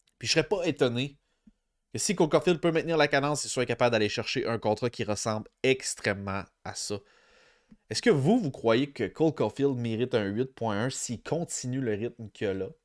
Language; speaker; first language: French; native; French